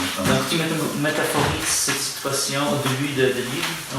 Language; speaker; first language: French; non-native, fluent; Polish